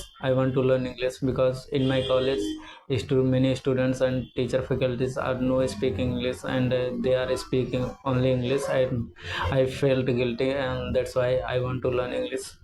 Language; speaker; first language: English; non-native, learner; Hindi